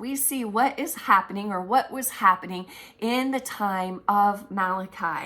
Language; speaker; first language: English; native; English